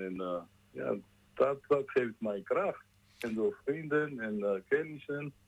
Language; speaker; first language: Dutch; non-native, learner; Georgian